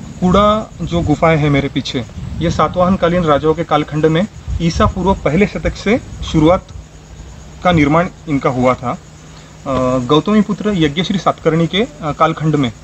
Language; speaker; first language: Hindi; non-native, local second language; Marathi